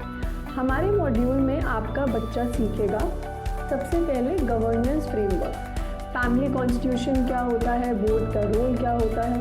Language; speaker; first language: Hindi; native; Hindi